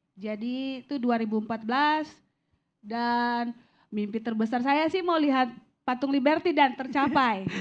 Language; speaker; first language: Indonesian; native; Indonesian